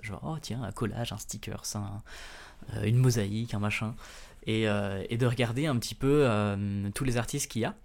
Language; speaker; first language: French; native; French